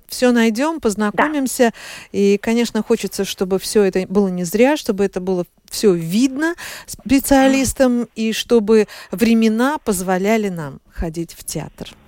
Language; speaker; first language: Russian; native; Russian